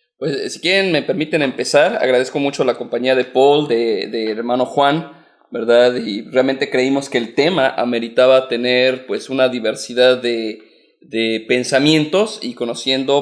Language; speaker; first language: Spanish; native; Spanish